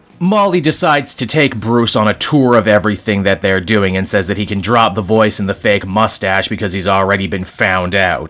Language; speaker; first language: English; native; English